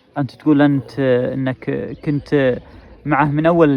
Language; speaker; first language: Arabic; native; Arabic